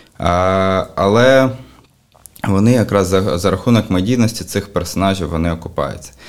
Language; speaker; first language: Ukrainian; native; Ukrainian